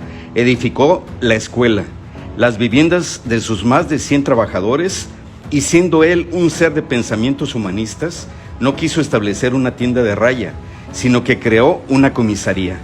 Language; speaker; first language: Spanish; native; Spanish